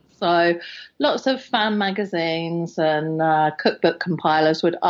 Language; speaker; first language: English; native; English